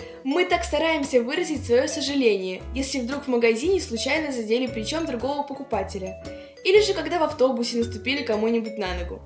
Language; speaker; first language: Russian; native; Russian